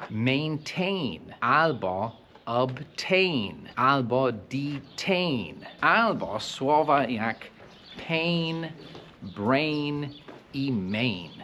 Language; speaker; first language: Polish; non-native, fluent; English